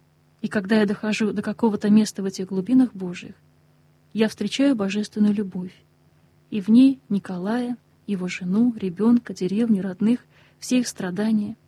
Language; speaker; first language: Russian; native; Russian